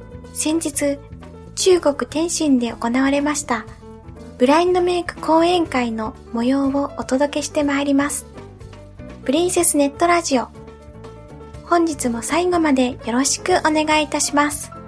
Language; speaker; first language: Japanese; native; Japanese